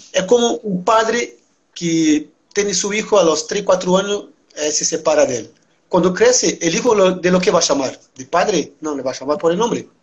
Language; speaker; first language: Spanish; non-native, fluent; Portuguese